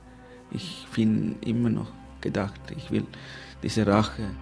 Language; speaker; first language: German; non-native, learner; Tamil